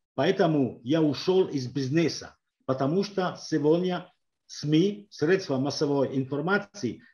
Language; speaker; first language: Russian; non-native, learner; French